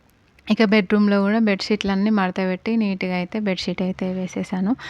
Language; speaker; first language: Telugu; native; Telugu